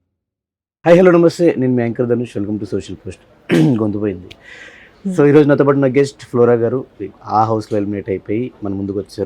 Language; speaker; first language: Telugu; native; Telugu